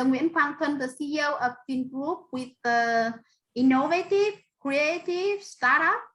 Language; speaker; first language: English; non-native, fluent; Vietnamese